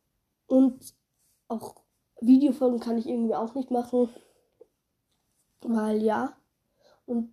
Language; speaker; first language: German; native; German